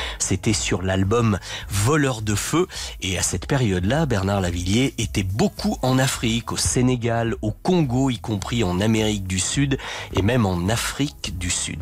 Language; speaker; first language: French; native; French